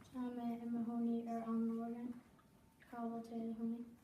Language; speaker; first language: Irish; non-native, learner; English